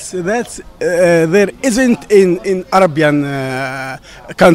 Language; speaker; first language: English; non-native, learner; Arabic